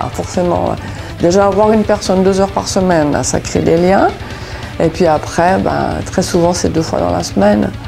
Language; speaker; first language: French; native; French